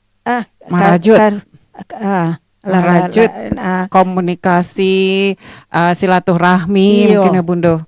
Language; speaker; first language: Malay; non-native, local second language; Minangkabau